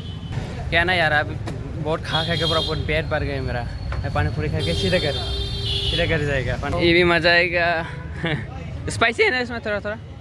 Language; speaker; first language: Hindi; non-native, local second language; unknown